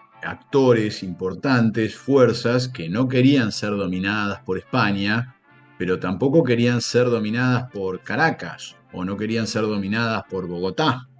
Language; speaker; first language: Spanish; native; Spanish